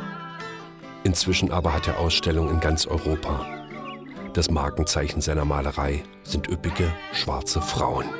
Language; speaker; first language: German; native; German